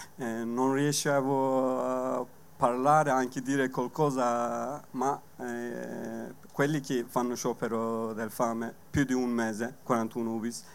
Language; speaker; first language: Italian; non-native, learner; Kurdish